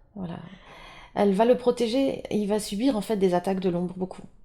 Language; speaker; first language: French; native; French